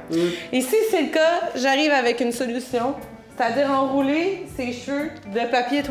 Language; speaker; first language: French; native; French